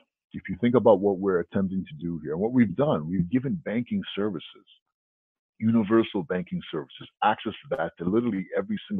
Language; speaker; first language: English; native; English